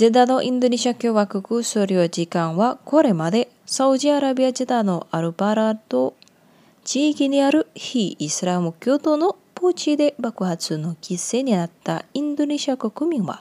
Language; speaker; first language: Japanese; non-native, fluent; Indonesian